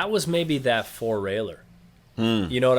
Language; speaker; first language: English; native; English